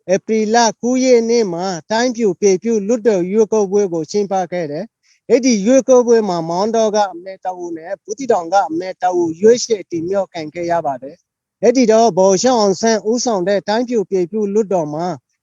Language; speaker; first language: Burmese; native; Burmese